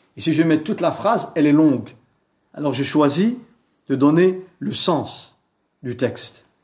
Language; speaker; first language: French; non-native, local second language; Arabic